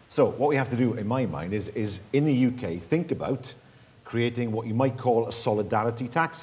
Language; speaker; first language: English; native; English